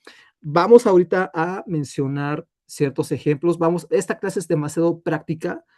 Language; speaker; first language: Spanish; native; Spanish